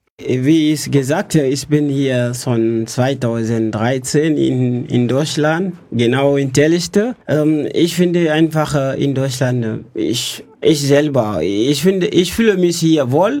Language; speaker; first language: German; non-native, learner; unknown